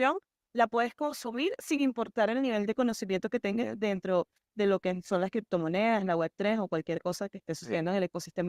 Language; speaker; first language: Spanish; native; Spanish